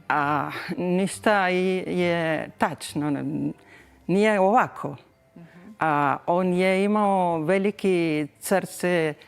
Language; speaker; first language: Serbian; early bilingual, heritage; Spanish